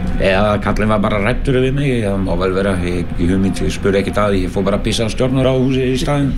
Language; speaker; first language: Icelandic; non-native, fluent; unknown